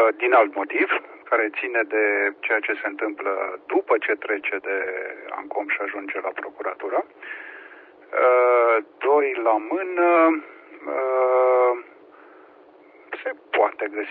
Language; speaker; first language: Romanian; native; Romanian